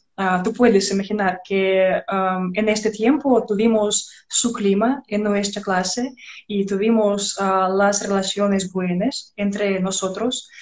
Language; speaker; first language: Spanish; non-native, learner; Russian